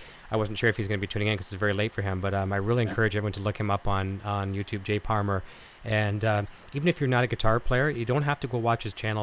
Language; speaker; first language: English; native; English